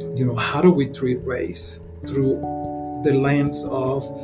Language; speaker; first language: English; non-native, fluent; Spanish